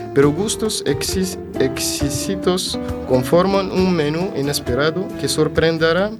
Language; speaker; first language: Spanish; non-native, fluent; Arabic